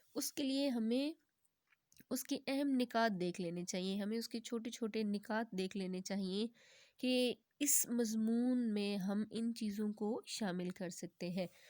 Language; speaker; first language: Urdu; non-native, local second language; Punjabi